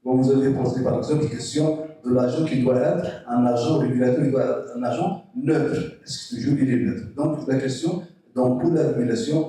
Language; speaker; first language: French; non-native, local second language; Arabic